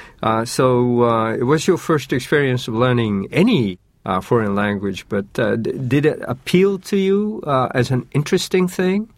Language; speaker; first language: English; non-native, fluent; Japanese